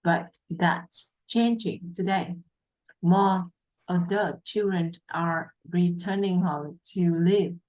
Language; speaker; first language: English; non-native, fluent; Vietnamese